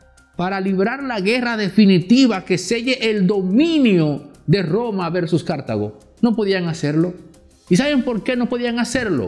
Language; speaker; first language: Spanish; native; Spanish